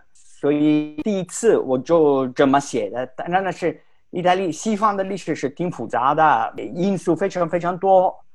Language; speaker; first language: Chinese; non-native, fluent; Italian